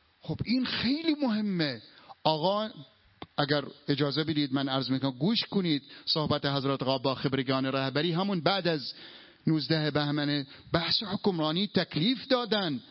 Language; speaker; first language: Persian; non-native, fluent; Arabic